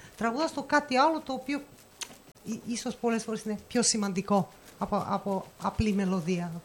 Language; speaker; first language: Greek; non-native, fluent; Russian